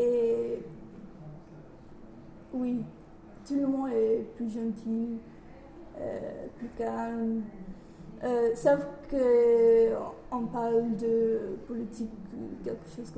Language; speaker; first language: French; non-native, learner; English